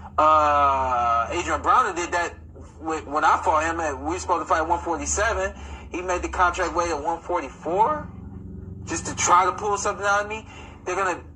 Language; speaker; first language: English; native; English